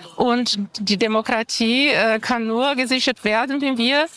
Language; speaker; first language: German; non-native, fluent; Portuguese